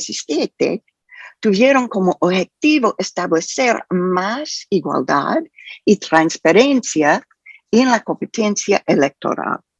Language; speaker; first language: Spanish; non-native, fluent; English